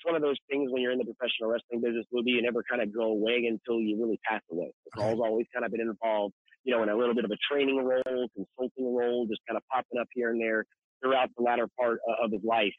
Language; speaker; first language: English; native; English